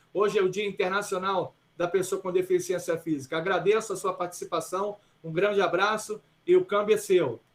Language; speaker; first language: Portuguese; early bilingual, other home language; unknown